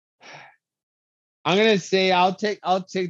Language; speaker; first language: English; native; English